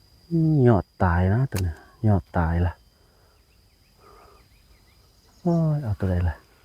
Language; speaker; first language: Thai; non-native, local second language; Lao